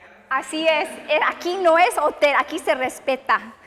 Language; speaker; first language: Spanish; early bilingual, other home language; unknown